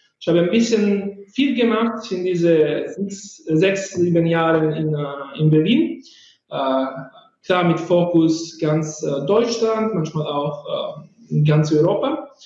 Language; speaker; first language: German; non-native, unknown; Italian